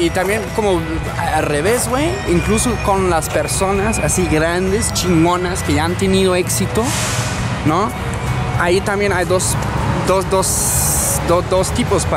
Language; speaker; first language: Spanish; non-native, fluent; German